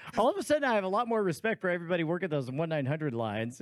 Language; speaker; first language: English; native; English